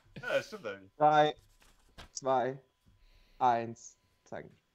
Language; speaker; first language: German; native; German